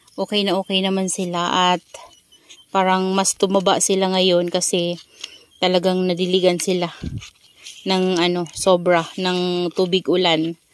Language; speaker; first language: Filipino; native; Filipino